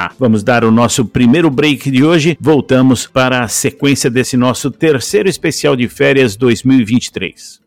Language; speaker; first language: Portuguese; native; Portuguese